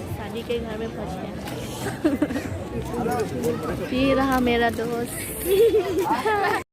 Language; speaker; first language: Hindi; non-native, local second language; Karbi